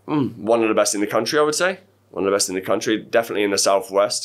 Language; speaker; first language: English; native; English